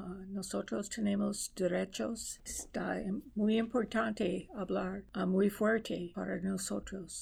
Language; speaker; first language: Spanish; non-native, learner; English